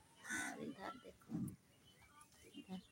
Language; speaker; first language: Hindi; non-native, local second language; Bangla